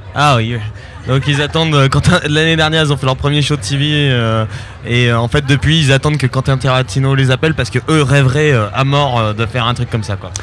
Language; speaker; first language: French; native; French